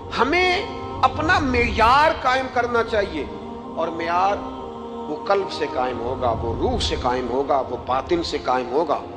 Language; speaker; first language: Urdu; non-native, local second language; Punjabi